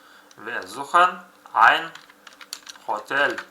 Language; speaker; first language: German; non-native, fluent; Uzbek